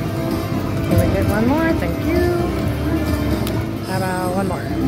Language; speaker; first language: English; native; English